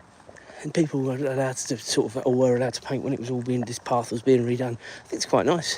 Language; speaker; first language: English; native; English